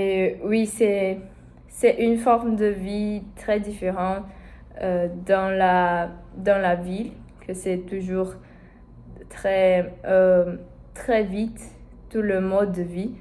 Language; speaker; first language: French; non-native, learner; Portuguese